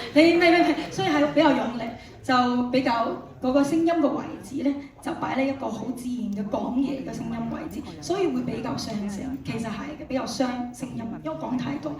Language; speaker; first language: Cantonese; non-native, fluent; Chinese